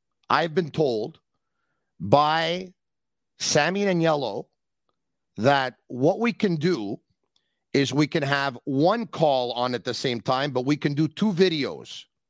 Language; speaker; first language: English; native; English